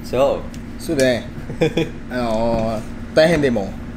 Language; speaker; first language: Japanese; non-native, learner; Vietnamese